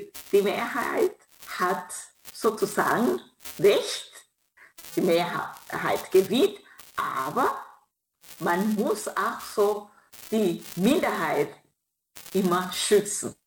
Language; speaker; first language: German; non-native, fluent; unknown